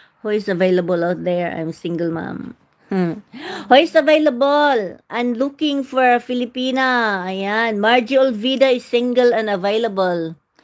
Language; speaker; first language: English; non-native, local second language; Cebuano